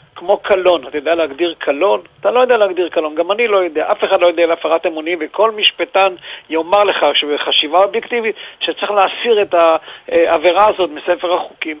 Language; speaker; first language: Hebrew; native; Hebrew